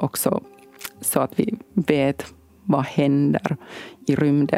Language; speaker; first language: Swedish; non-native, local second language; Finnish